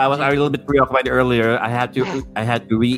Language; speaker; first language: English; non-native, local second language; Filipino